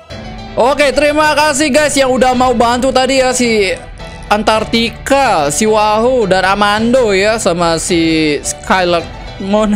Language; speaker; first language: Indonesian; native; Indonesian